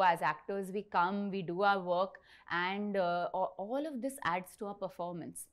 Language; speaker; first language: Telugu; non-native, learner; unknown